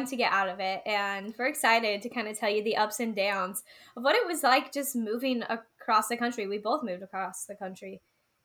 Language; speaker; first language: English; native; English